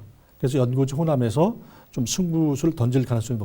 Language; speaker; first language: Korean; native; Korean